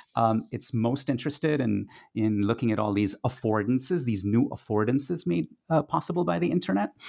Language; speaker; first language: English; non-native, local second language; Tamil